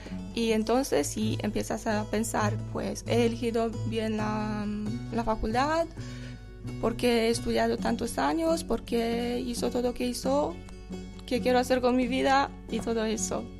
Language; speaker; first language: Spanish; non-native, fluent; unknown